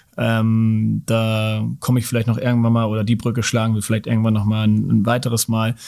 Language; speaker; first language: German; native; German